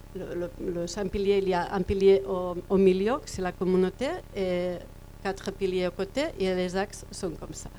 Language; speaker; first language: French; non-native, fluent; Spanish